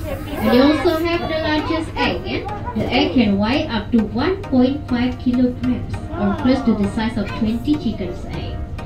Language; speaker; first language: English; non-native, fluent; Indonesian